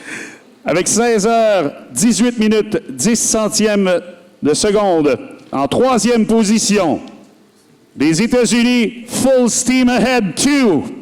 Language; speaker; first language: French; native; French